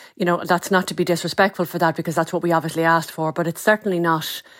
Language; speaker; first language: English; native; English